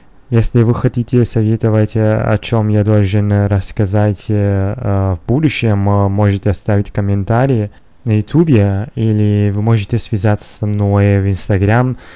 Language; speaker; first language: Russian; non-native, learner; Italian